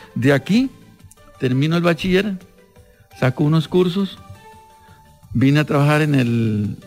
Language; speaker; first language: Spanish; non-native, local second language; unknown